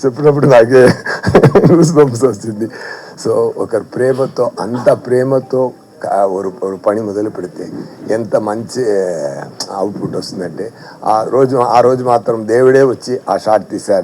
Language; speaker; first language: Telugu; non-native, fluent; Tamil